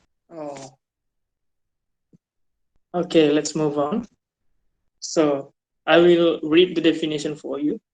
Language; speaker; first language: English; non-native, fluent; Indonesian